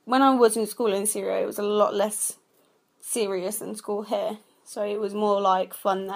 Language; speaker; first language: English; non-native, fluent; Arabic